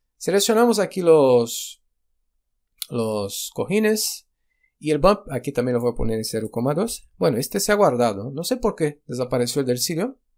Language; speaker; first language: Spanish; non-native, fluent; Portuguese